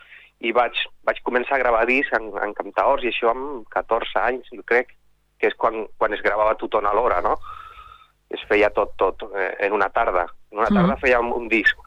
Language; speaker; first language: Catalan; non-native, local second language; Spanish